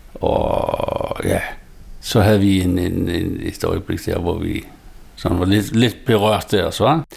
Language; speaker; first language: Danish; non-native, local second language; Faroese